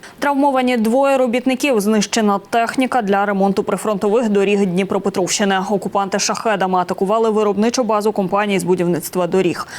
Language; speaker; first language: Ukrainian; native; Ukrainian